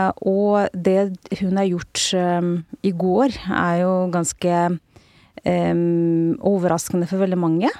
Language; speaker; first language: Norwegian; non-native, fluent; Russian